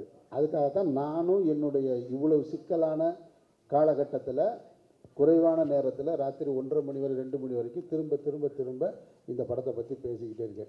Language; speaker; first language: Tamil; native; Tamil